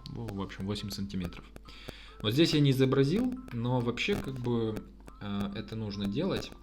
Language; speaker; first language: Russian; native; Russian